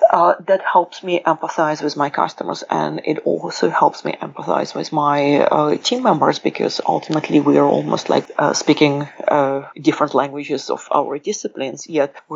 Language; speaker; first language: English; non-native, fluent; Russian